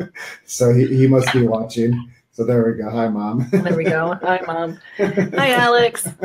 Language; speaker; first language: English; native; English